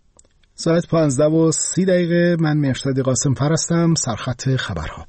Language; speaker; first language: Persian; native; Persian